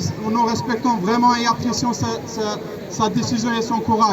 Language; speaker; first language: French; non-native, fluent; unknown